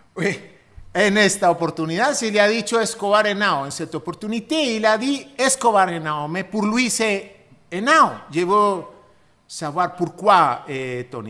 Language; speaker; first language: French; non-native, learner; Spanish